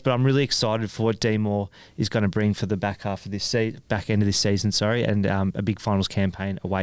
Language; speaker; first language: English; native; English